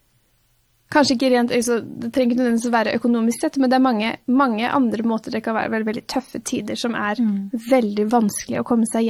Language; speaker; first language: Norwegian; native; Norwegian